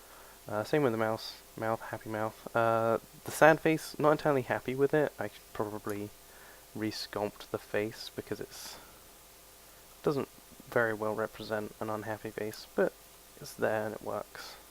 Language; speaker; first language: English; native; English